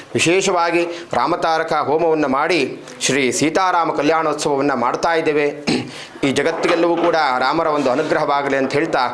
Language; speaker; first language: Kannada; native; Kannada